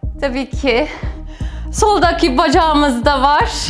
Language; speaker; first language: Turkish; non-native, fluent; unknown